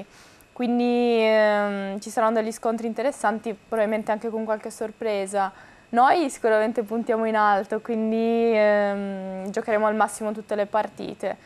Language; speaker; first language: Italian; native; Italian